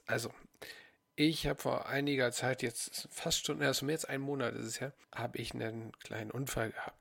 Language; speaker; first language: German; native; German